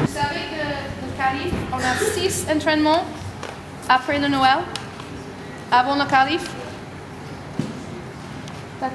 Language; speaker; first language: French; non-native, learner; English